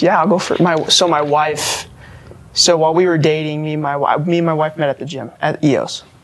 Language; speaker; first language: English; native; English